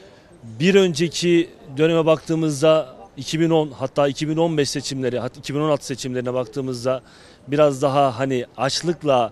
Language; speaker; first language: Turkish; native; Turkish